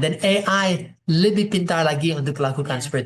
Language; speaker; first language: Indonesian; non-native, fluent; English